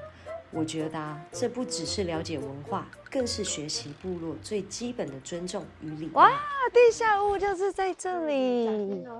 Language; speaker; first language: Chinese; native; Chinese